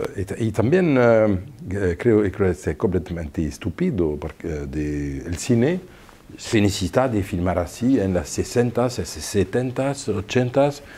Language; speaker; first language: Spanish; non-native, fluent; French